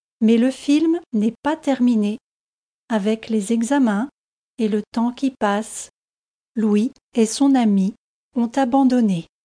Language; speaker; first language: French; native; French